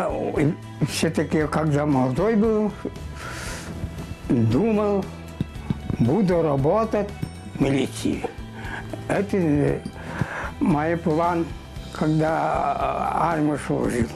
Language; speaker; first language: Russian; non-native, local second language; Yakut